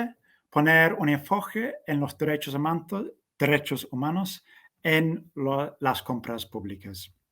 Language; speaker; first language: Spanish; non-native, fluent; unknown